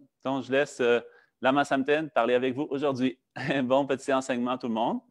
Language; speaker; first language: French; native; French